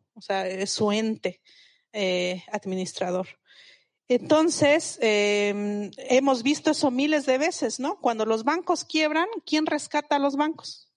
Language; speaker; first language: Spanish; non-native, local second language; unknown